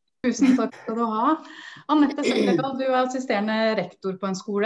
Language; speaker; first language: Norwegian; native; Norwegian